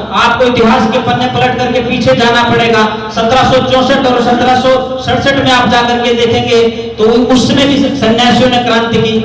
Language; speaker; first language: Hindi; native; Hindi